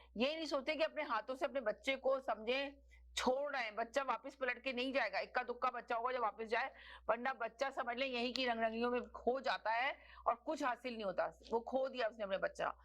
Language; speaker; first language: Urdu; native; Urdu